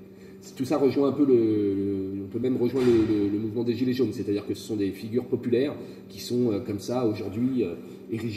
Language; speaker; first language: French; native; French